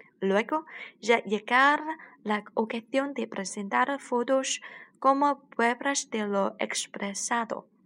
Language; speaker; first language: Spanish; non-native, learner; Chinese